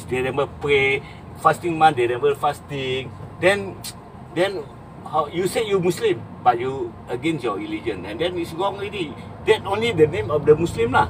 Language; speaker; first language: English; non-native, local second language; Malay